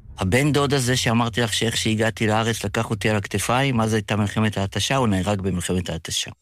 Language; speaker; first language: Hebrew; early bilingual, other home language; Yiddish